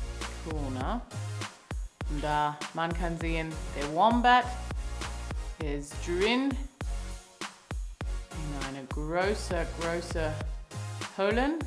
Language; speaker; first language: German; non-native, learner; English